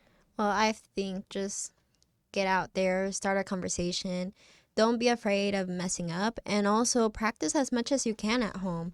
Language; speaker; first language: English; non-native, fluent; Spanish